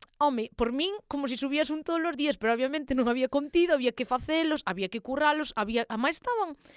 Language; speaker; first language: Galician; native; Galician